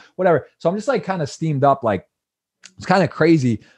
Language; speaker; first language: English; native; English